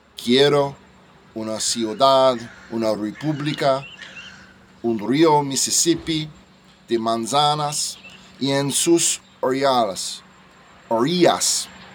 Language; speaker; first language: Spanish; non-native, learner; English